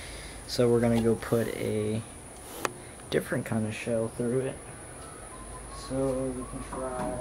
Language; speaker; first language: English; native; English